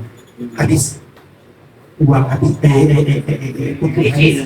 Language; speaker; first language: Indonesian; non-native, learner; Thai